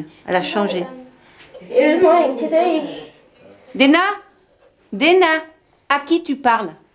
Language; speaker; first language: French; native; French